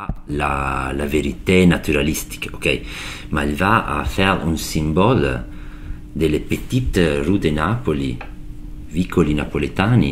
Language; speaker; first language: French; non-native, learner; Italian